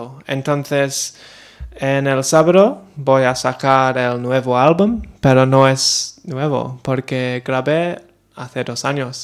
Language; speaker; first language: Spanish; non-native, learner; English